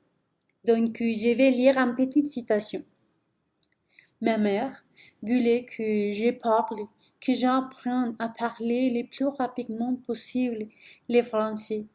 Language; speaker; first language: French; non-native, learner; Spanish